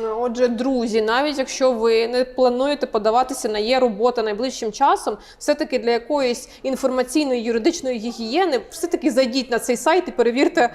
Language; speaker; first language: Ukrainian; native; Ukrainian